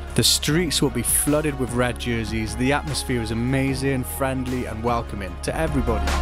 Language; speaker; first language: English; native; English